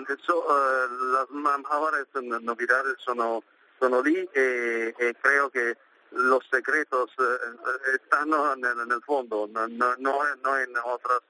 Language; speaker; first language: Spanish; non-native, learner; Italian